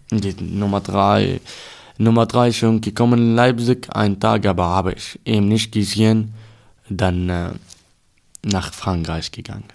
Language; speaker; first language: German; non-native, learner; Arabic